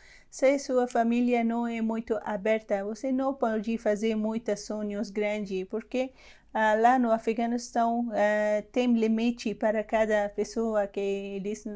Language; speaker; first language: Portuguese; non-native, learner; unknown